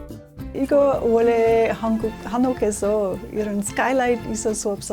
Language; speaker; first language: Korean; non-native, learner; English